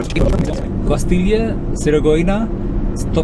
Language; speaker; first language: English; non-native, fluent; Hindi